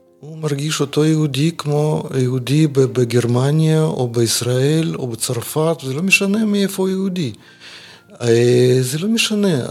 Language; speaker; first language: Hebrew; non-native, fluent; Russian